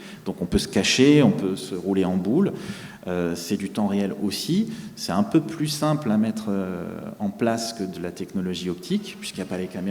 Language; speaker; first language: French; native; French